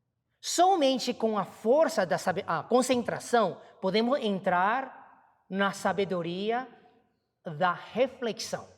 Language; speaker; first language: Portuguese; non-native, fluent; Chinese